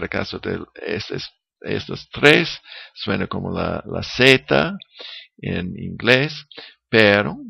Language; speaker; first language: Spanish; non-native, learner; English